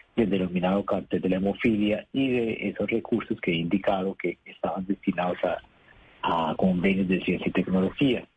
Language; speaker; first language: Spanish; native; Spanish